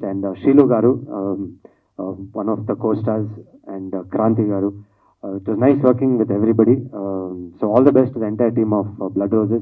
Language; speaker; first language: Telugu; non-native, learner; Kannada